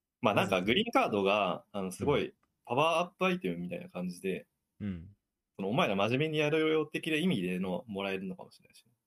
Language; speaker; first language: Japanese; native; Japanese